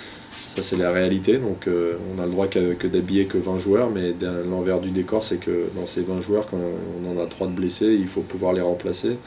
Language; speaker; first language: French; native; French